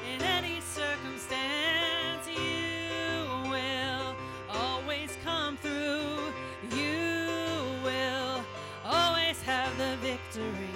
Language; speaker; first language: English; native; English